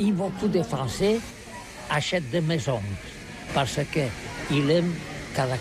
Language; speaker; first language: French; non-native, learner; Catalan